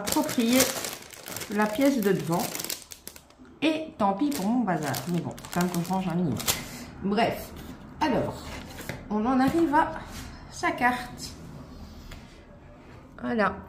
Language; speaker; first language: French; native; French